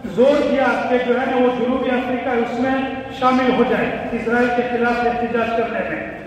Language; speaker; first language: Urdu; non-native, fluent; English